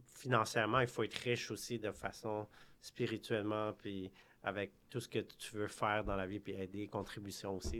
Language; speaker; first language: French; early bilingual, other home language; Khmer